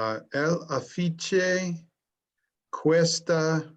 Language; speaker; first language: Spanish; non-native, learner; English